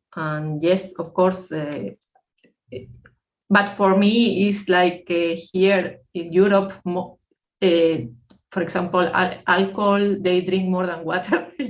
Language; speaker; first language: English; non-native, fluent; Spanish